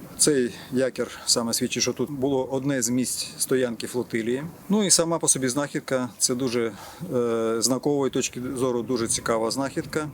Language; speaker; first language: Ukrainian; native; Ukrainian